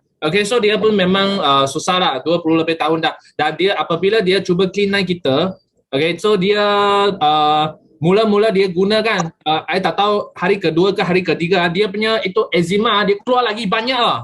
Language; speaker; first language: Malay; native; Malay